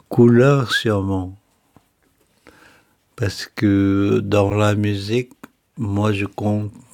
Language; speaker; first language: French; non-native, fluent; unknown